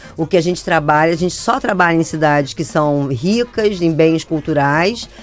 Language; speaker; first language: Portuguese; native; Portuguese